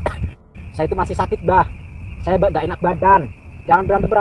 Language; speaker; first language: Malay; non-native, local second language; Javanese